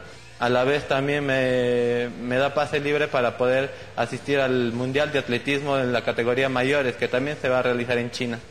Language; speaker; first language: Spanish; native; Spanish